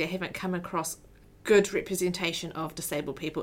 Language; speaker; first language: English; native; English